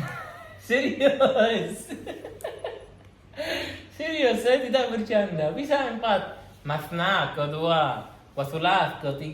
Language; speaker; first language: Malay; non-native, learner; Arabic